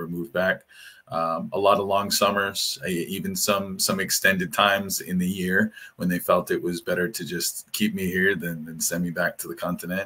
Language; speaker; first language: English; native; English